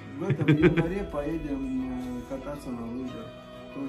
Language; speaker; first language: Russian; native; Russian